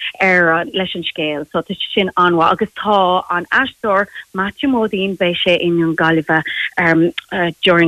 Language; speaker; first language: Irish; non-native, local second language; English